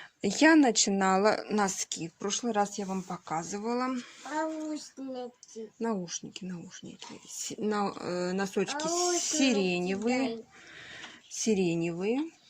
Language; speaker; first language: Russian; native; Russian